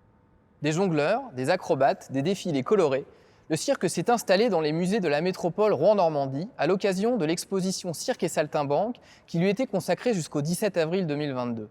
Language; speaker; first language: French; native; French